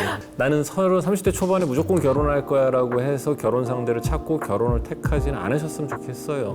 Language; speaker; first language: Korean; native; Korean